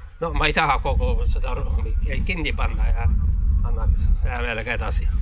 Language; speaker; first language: Estonian; non-native, local second language; Russian